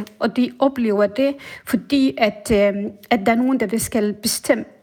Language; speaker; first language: Danish; non-native, fluent; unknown